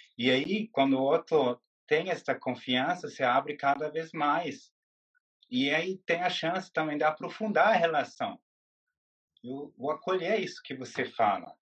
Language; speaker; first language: Portuguese; non-native, fluent; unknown